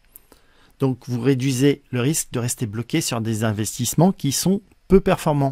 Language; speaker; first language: French; native; French